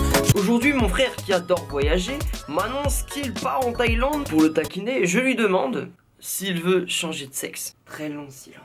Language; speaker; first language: French; native; French